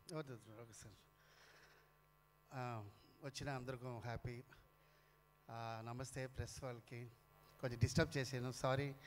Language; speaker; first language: Telugu; non-native, fluent; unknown